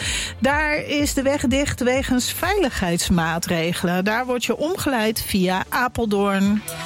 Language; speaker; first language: Dutch; native; Dutch